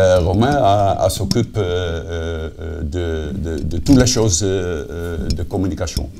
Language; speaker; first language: French; non-native, fluent; Dutch